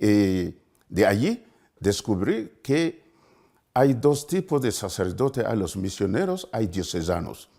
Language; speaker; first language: Spanish; non-native, fluent; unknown